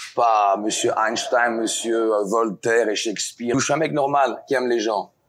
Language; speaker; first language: French; native; French